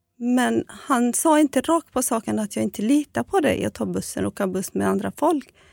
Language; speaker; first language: Swedish; non-native, fluent; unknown